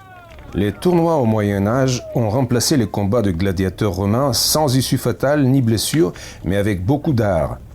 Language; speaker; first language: French; native; French